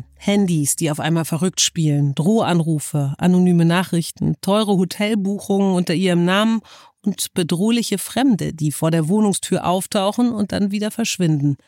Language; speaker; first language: German; native; German